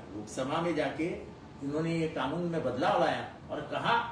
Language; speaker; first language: Hindi; non-native, local second language; Marathi